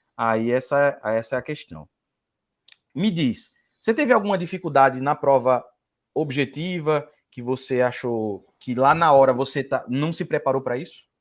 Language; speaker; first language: Portuguese; native; Portuguese